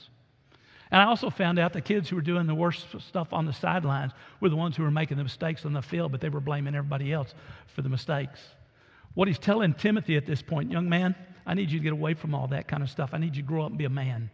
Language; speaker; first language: English; native; English